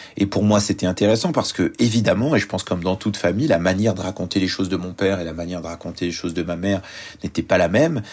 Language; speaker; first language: French; early bilingual, other home language; Arabic